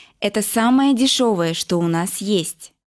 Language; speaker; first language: Russian; non-native, local second language; Uzbek